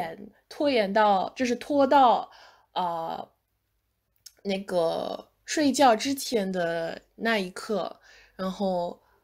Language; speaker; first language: Chinese; non-native, fluent; English